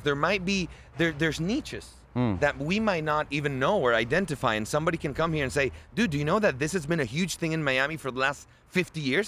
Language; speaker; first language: English; early bilingual, other home language; Spanish